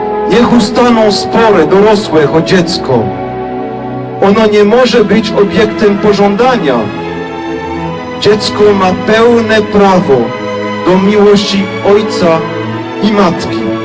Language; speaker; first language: Polish; non-native, fluent; French